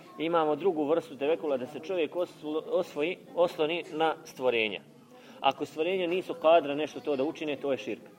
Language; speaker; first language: Bosnian; native; Bosnian